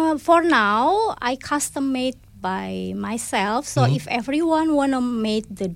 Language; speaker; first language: English; non-native, fluent; Indonesian